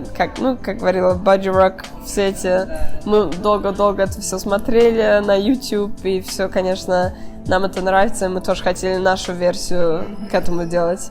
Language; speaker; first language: Russian; early bilingual, heritage; Russian